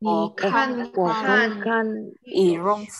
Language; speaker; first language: Chinese; non-native, learner; Indonesian